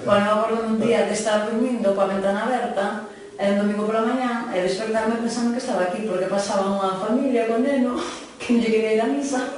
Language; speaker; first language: Galician; native; Galician